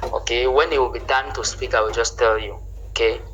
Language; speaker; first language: English; non-native, local second language; French